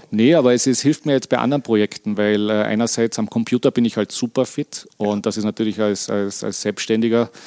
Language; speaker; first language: German; native; German